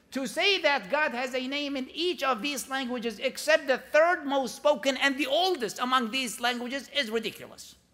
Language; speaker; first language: English; non-native, fluent; Arabic